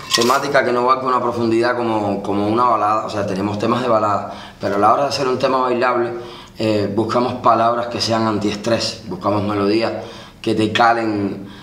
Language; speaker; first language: Spanish; native; Spanish